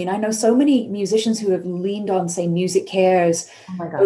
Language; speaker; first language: English; native; English